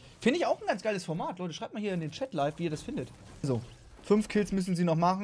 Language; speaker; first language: German; native; German